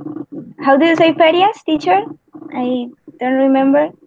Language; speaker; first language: English; non-native, learner; Spanish